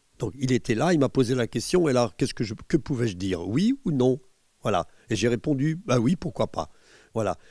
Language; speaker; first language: French; native; French